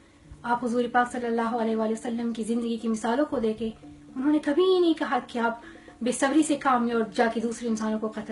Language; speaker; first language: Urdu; non-native, local second language; Pashto